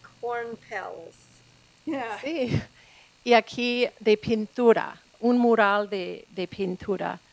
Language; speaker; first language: Spanish; non-native, fluent; English